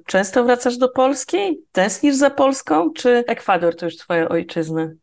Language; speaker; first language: Polish; native; Polish